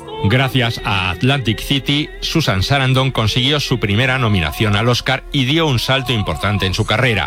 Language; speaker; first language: Spanish; native; Spanish